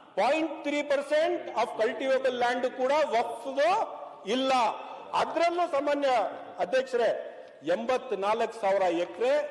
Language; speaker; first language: Kannada; non-native, local second language; Urdu